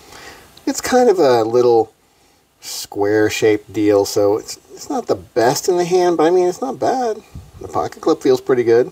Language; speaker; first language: English; native; English